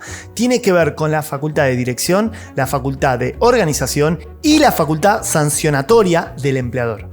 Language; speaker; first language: Spanish; native; Spanish